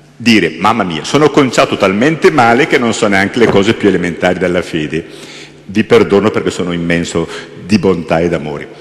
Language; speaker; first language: Italian; native; Italian